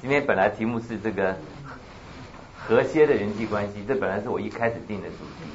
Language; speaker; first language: Chinese; native; Chinese